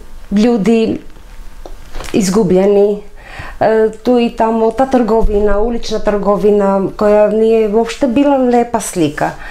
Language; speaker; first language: Serbian; non-native, fluent; Armenian